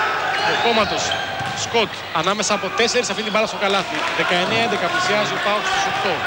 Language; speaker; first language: Greek; native; Greek